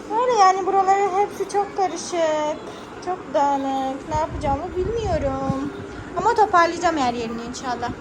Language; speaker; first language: Turkish; native; Turkish